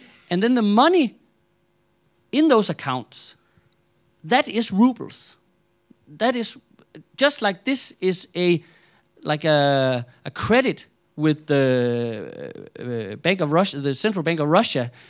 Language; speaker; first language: English; non-native, fluent; Danish